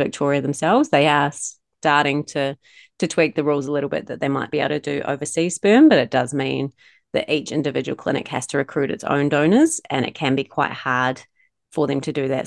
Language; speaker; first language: English; native; English